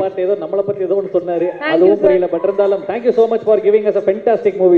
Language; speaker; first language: Tamil; native; Tamil